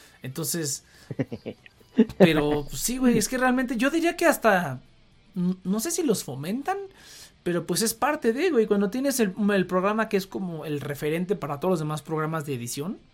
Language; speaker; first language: Spanish; native; Spanish